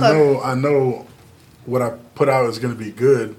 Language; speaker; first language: English; native; English